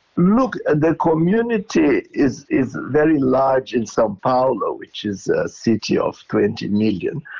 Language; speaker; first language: English; non-native, fluent; Portuguese